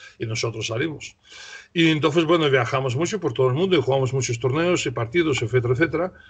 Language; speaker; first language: Spanish; non-native, fluent; Russian